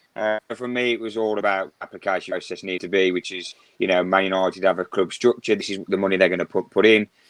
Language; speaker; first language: English; native; English